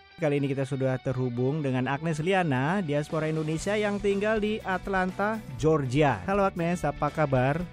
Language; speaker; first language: Indonesian; native; Indonesian